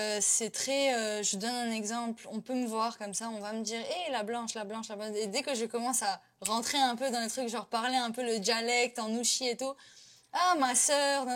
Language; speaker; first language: French; native; French